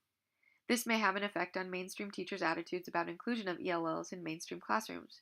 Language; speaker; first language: English; native; English